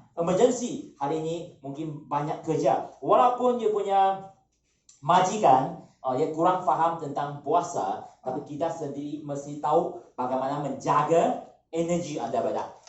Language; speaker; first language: Malay; non-native, local second language; Chinese